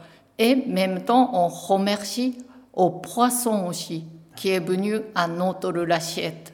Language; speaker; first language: French; non-native, learner; Japanese